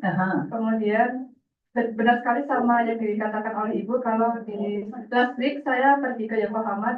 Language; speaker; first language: Indonesian; native; Indonesian